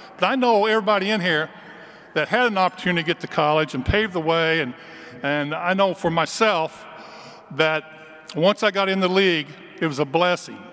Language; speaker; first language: English; native; English